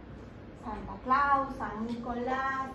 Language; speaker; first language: Spanish; non-native, fluent; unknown